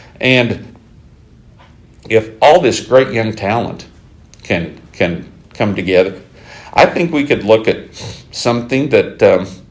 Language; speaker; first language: English; native; English